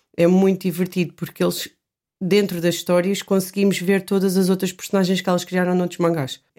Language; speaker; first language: Portuguese; native; Portuguese